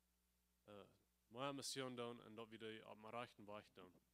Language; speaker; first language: German; non-native, learner; Plautdietsch